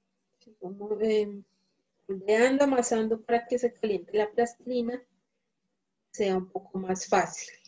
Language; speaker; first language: Spanish; native; Spanish